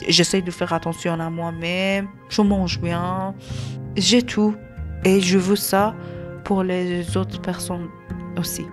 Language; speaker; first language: French; non-native, learner; Persian